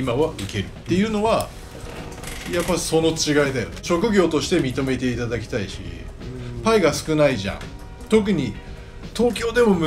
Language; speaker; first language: Japanese; native; Japanese